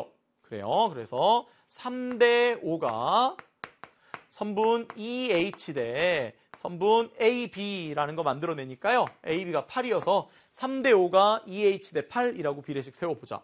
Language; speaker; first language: Korean; native; Korean